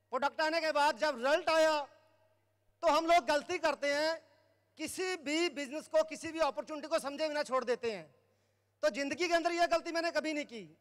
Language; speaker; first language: Hindi; native; Hindi